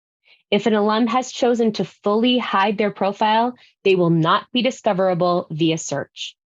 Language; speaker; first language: English; native; English